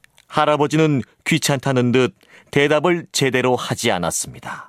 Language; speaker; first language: Korean; non-native, fluent; Vietnamese